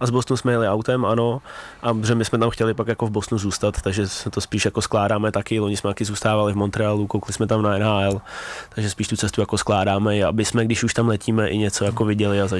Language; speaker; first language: Czech; native; Czech